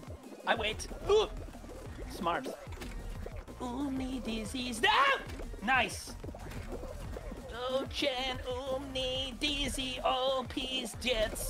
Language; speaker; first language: Russian; non-native, learner; English